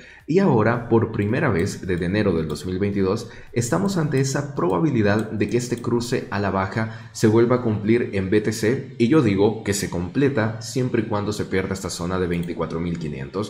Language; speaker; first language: Spanish; native; Spanish